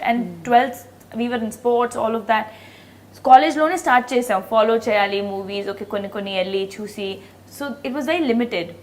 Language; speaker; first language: Telugu; non-native, fluent; Hindi